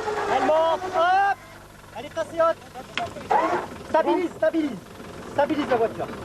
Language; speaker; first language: French; native; French